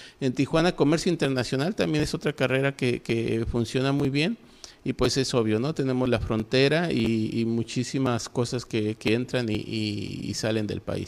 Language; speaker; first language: Spanish; native; Spanish